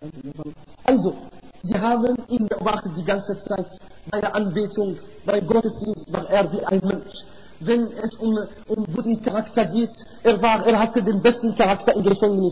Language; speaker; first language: German; non-native, fluent; Arabic